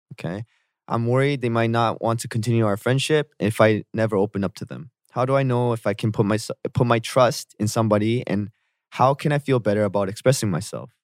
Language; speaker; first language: English; early bilingual, other home language; Korean